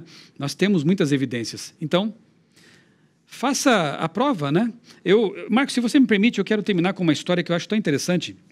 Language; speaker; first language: Portuguese; native; Portuguese